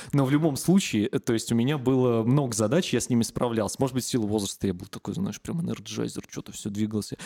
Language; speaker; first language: Russian; native; Russian